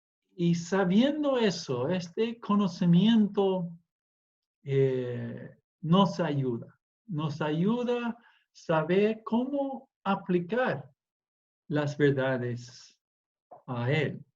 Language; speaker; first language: Spanish; non-native, fluent; English